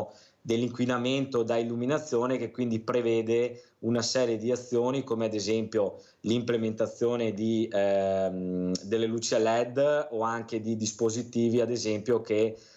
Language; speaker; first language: Italian; native; Italian